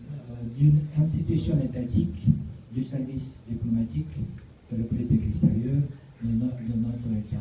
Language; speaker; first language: French; non-native, fluent; Russian